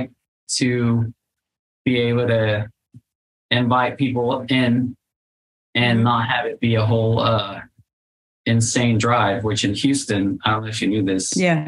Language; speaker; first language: English; non-native, fluent; Spanish